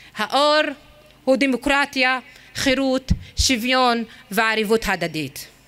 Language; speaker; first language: Hebrew; non-native, local second language; Arabic